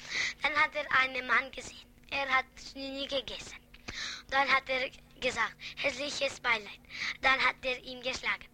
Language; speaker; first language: German; early bilingual, other home language; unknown